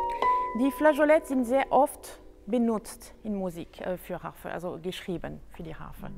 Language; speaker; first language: German; non-native, fluent; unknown